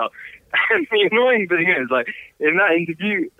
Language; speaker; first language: English; native; English